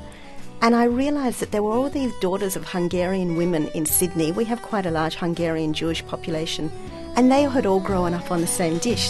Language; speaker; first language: English; native; English